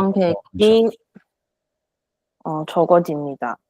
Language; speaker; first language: Korean; non-native, learner; Chinese